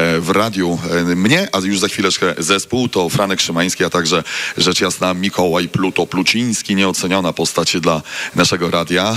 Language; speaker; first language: Polish; native; Polish